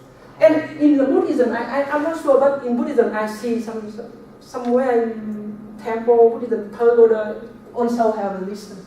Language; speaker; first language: English; non-native, learner; Vietnamese